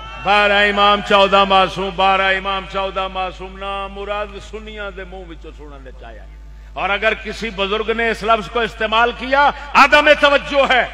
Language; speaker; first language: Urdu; non-native, local second language; Punjabi